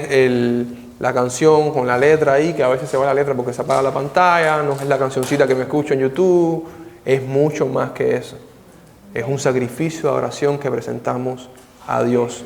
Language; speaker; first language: Spanish; native; Spanish